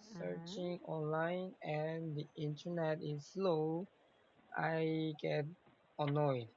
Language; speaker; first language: English; non-native, learner; Korean